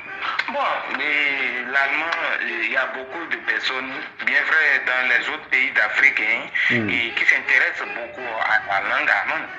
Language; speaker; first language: French; non-native, local second language; Fon